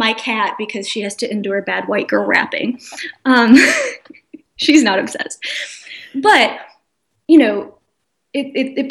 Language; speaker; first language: English; native; English